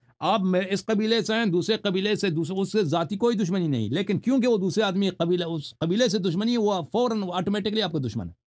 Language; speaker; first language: Urdu; non-native, fluent; Persian